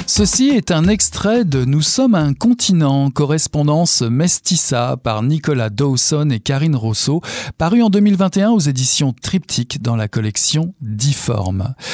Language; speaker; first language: French; native; French